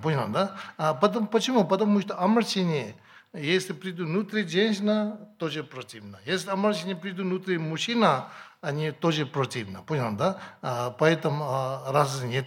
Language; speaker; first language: Russian; non-native, learner; Tibetan